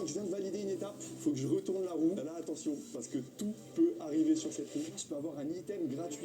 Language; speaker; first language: French; native; French